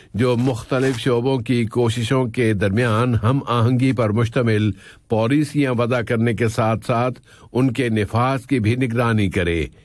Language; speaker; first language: Urdu; native; Urdu